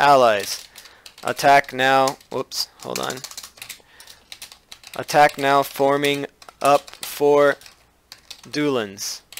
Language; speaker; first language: English; native; English